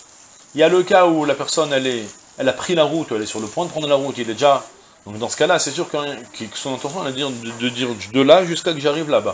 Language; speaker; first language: French; native; French